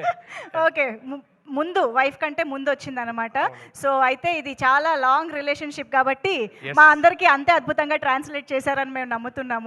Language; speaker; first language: Telugu; native; Telugu